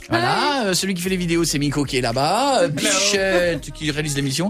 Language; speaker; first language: French; native; French